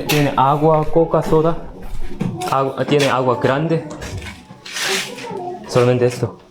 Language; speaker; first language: Spanish; non-native, learner; Korean